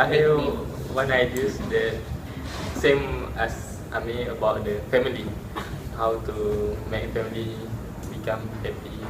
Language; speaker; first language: English; non-native, local second language; Malay